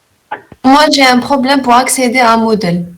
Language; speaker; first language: French; non-native, local second language; Arabic